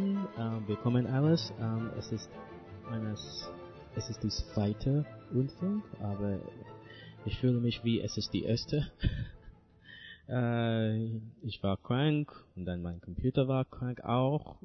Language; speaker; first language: German; non-native, learner; English